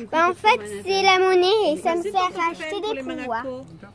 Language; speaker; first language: French; native; French